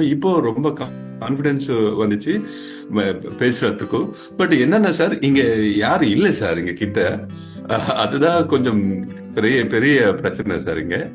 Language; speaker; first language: Tamil; non-native, learner; Telugu